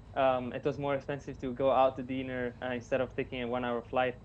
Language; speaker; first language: English; non-native, fluent; Italian